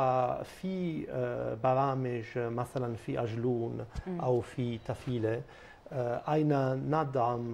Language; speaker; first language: Arabic; non-native, fluent; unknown